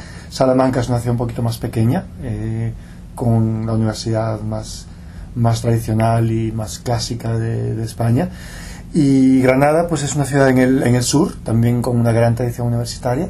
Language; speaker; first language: Spanish; non-native, local second language; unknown